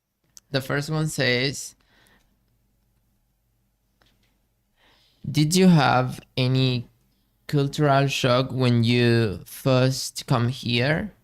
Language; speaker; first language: English; non-native, learner; Spanish